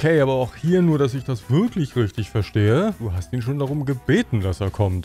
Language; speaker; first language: German; native; German